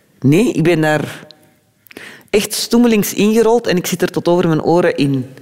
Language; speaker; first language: Dutch; early bilingual, other home language; Turkish